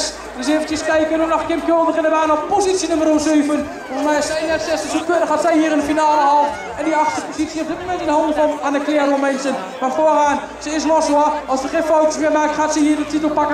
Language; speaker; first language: Dutch; native; Dutch